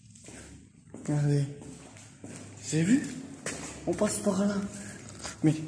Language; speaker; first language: French; native; French